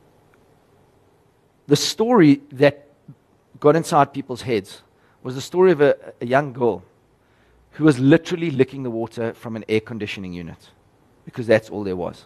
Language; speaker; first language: English; native; English